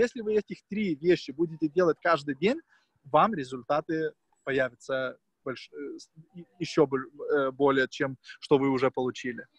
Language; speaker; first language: Russian; non-native, fluent; Lithuanian